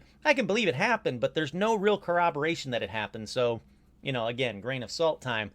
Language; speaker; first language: English; native; English